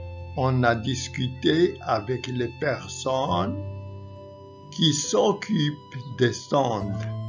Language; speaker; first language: French; non-native, local second language; Arabic